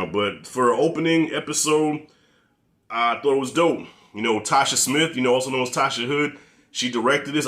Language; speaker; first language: English; native; English